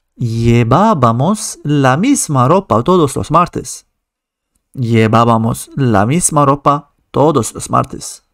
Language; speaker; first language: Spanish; non-native, fluent; Arabic